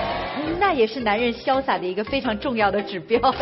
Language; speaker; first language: Chinese; native; Chinese